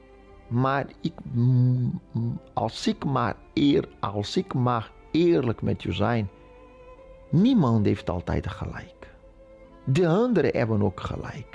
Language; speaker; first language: Dutch; non-native, fluent; Portuguese